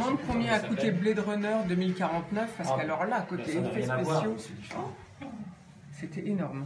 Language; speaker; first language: French; native; French